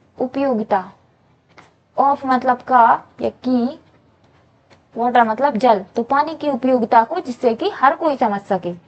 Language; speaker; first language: Hindi; native; Hindi